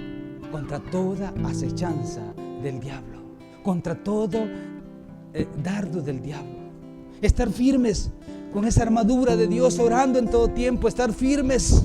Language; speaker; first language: Spanish; native; Spanish